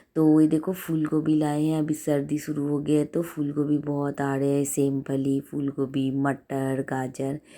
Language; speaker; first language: Hindi; non-native, local second language; Bangla